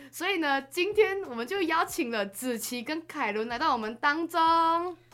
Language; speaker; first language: Chinese; native; Chinese